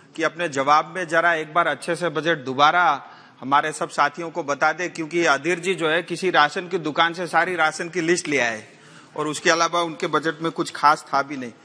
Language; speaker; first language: Hindi; non-native, local second language; Nepali